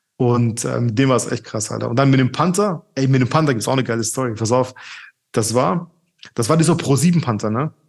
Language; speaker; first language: German; native; German